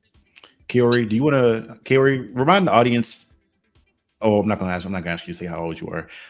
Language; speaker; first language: English; native; English